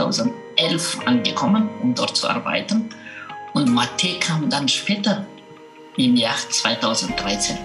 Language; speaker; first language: German; non-native, fluent; Malagasy